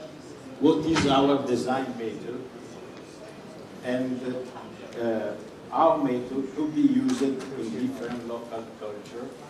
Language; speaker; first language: English; non-native, fluent; Italian